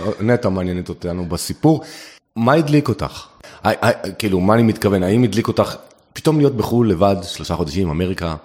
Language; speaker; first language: Hebrew; native; Hebrew